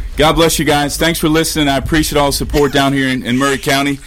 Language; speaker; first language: English; native; English